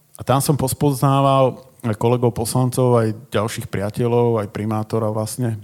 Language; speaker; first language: Slovak; native; Slovak